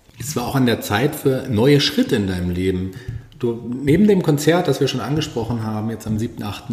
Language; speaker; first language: German; native; German